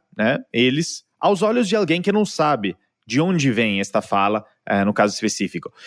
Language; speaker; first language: Portuguese; non-native, fluent; Italian